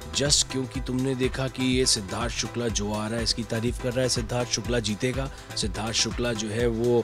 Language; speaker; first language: Hindi; native; Hindi